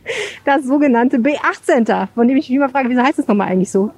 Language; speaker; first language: German; native; German